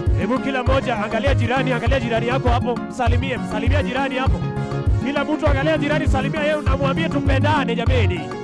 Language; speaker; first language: Swahili; non-native, local second language; Gusii